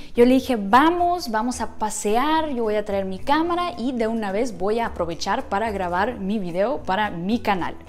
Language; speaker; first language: Spanish; non-native, fluent; Ukrainian